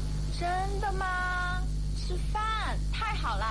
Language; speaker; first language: Chinese; non-native, fluent; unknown